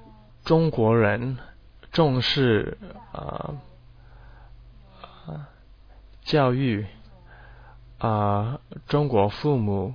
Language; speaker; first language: Chinese; non-native, learner; English